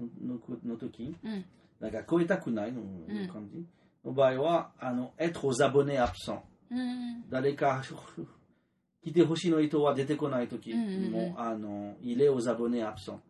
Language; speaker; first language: Japanese; non-native, learner; French